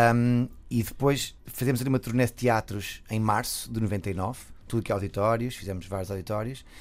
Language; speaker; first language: Portuguese; native; Portuguese